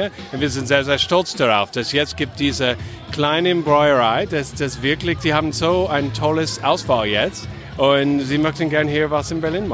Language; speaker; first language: German; non-native, fluent; English